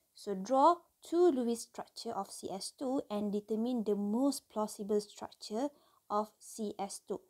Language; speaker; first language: English; non-native, local second language; Malay